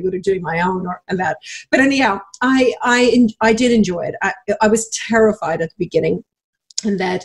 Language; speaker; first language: English; native; English